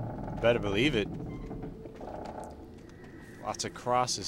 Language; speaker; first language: English; native; English